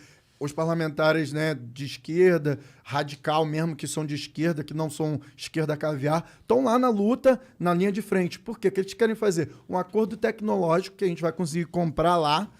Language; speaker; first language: Portuguese; native; Portuguese